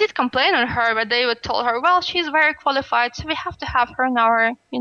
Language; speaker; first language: English; non-native, fluent; Russian